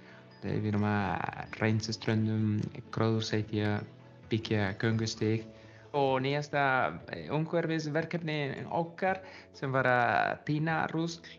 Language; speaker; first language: Icelandic; non-native, learner; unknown